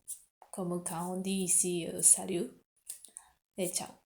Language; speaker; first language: French; non-native, fluent; Japanese